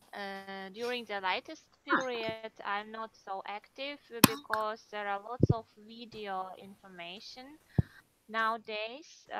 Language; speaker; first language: English; non-native, fluent; Russian